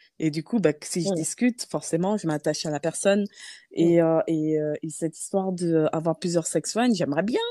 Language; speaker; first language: French; native; French